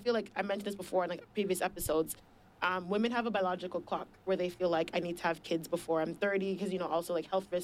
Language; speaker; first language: English; native; English